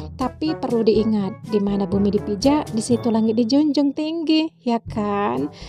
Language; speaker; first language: Indonesian; native; Indonesian